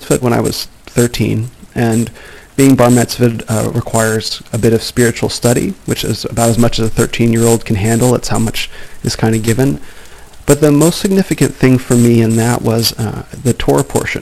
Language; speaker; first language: English; native; English